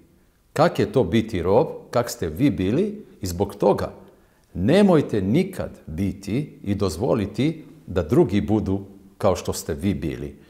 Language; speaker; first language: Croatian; non-native, fluent; Hebrew